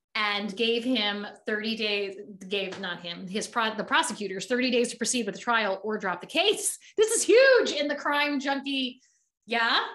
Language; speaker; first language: English; native; English